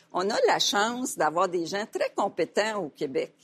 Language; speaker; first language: French; native; French